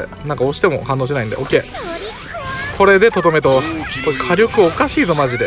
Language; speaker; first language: Japanese; native; Japanese